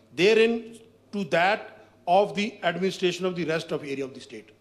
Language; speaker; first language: English; non-native, local second language; Hindi